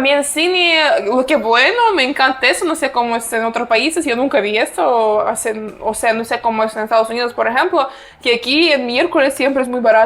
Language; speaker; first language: Spanish; non-native, fluent; Ukrainian